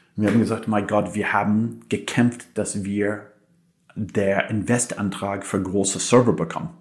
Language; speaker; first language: German; non-native, fluent; English